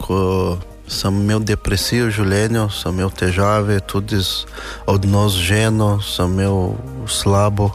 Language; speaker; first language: Slovenian; non-native, learner; Portuguese